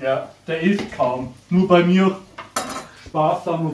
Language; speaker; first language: German; non-native, fluent; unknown